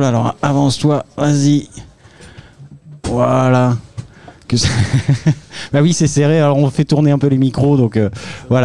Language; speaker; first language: French; native; French